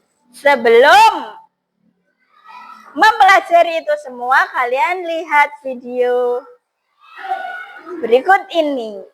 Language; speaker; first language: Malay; non-native, local second language; Javanese